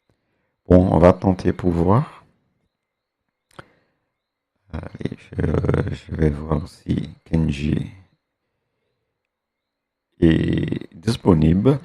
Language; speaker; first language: French; native; French